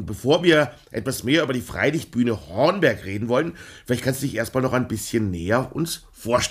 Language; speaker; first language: German; native; German